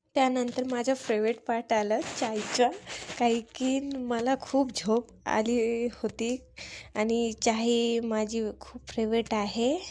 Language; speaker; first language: Marathi; non-native, learner; Hindi